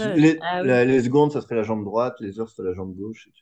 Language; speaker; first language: French; native; French